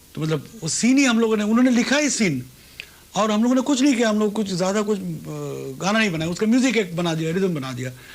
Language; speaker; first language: Hindi; non-native, local second language; Bangla